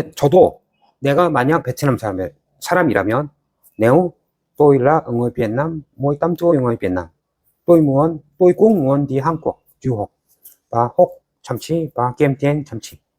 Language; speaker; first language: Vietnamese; non-native, learner; Korean